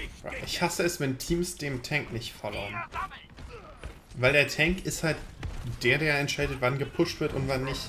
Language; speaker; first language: German; native; German